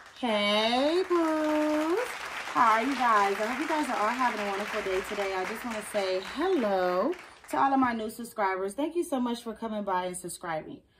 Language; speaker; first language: English; native; English